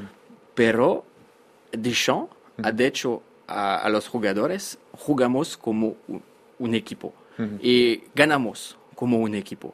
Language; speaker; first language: Spanish; non-native, fluent; French